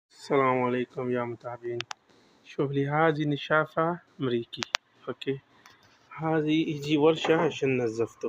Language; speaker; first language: Arabic; non-native, learner; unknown